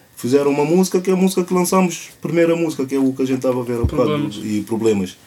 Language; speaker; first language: Portuguese; non-native, local second language; Kabuverdianu